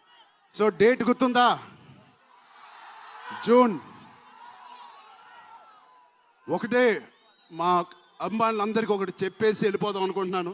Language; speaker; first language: Telugu; native; Telugu